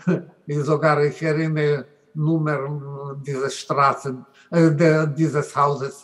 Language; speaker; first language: German; non-native, learner; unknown